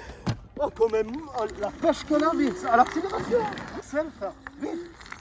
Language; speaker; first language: French; native; French